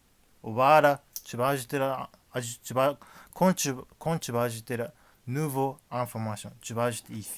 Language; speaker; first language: French; non-native, learner; Japanese